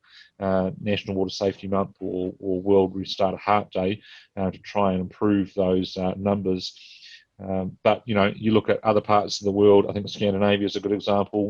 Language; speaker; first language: English; native; English